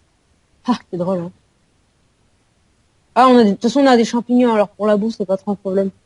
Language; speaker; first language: French; native; French